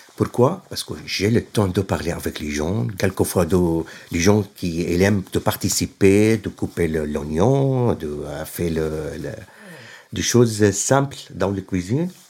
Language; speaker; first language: French; non-native, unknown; Arabic